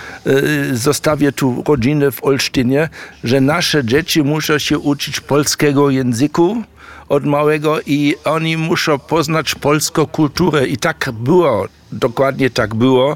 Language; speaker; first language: Polish; early bilingual, heritage; German